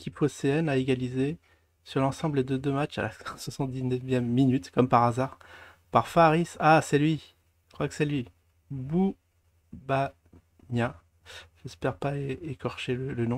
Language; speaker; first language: French; native; French